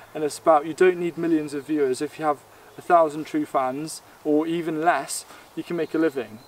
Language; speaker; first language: English; native; English